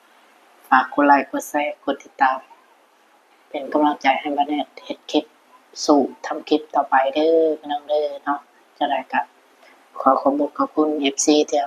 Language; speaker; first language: Thai; non-native, local second language; Lao